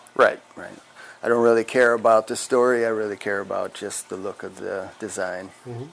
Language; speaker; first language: English; native; English